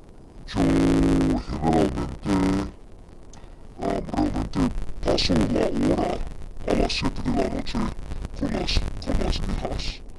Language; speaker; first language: Spanish; non-native, fluent; English